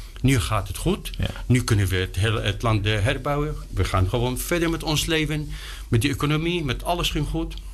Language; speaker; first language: Dutch; non-native, fluent; Arabic